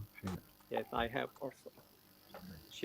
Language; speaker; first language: English; non-native, learner; Korean